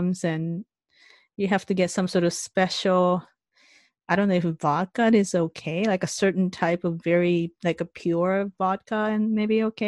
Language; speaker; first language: English; non-native, fluent; Japanese